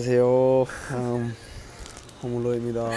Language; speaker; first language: Korean; non-native, learner; Portuguese